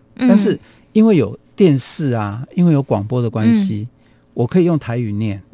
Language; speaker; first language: Chinese; non-native, local second language; Hakka Chinese